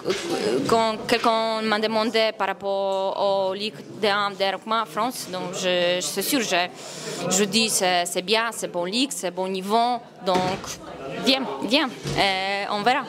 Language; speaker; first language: French; non-native, learner; Polish